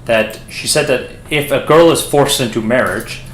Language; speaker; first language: English; early bilingual, other home language; Persian